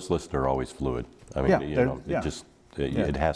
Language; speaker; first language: English; native; English